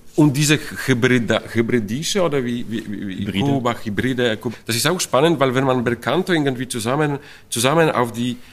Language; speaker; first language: German; non-native, fluent; Polish